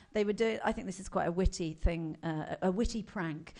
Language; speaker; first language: English; native; English